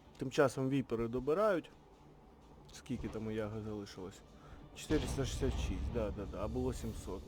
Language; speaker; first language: Ukrainian; non-native, local second language; Russian